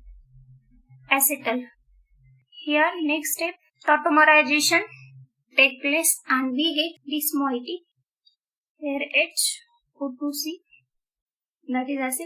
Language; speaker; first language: English; non-native, local second language; Marathi